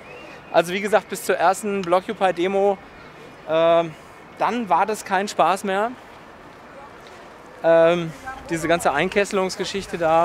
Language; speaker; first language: German; native; German